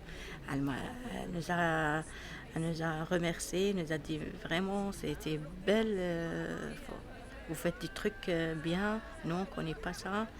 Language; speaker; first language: French; non-native, learner; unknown